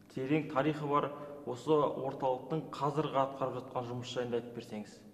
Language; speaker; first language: Kazakh; native; Kazakh